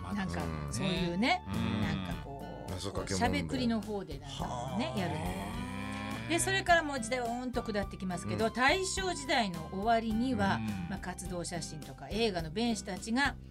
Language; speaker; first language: Japanese; native; Japanese